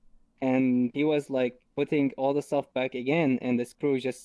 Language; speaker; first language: English; non-native, fluent; Arabic